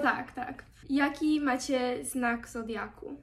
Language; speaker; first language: Polish; early bilingual, heritage; Polish